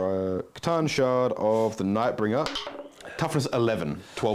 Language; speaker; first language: English; native; English